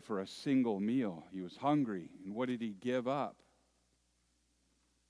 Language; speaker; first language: English; native; English